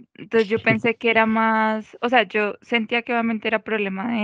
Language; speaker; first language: Spanish; native; Spanish